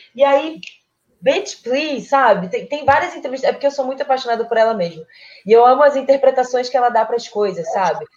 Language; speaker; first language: Portuguese; early bilingual, other home language; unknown